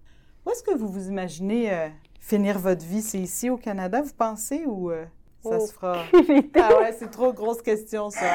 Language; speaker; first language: French; native; French